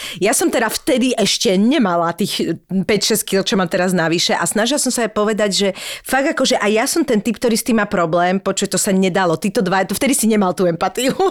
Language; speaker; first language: Slovak; native; Slovak